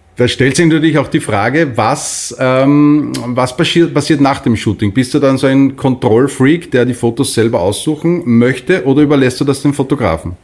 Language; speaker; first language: German; native; German